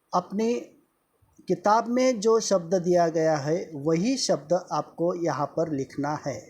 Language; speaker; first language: Hindi; non-native, local second language; Marathi